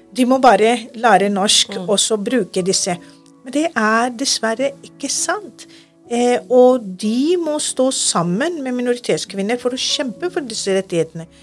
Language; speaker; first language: Norwegian; non-native, fluent; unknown